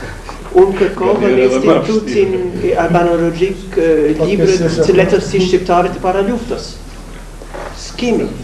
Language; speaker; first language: Albanian; non-native, fluent; English